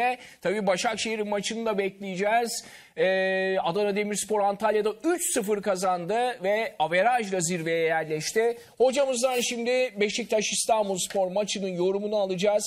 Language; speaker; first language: Turkish; native; Turkish